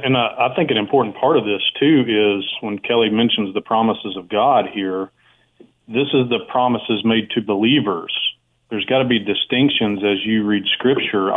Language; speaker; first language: English; native; English